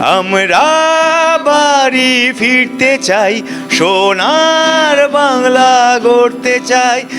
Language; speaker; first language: Bangla; native; Bangla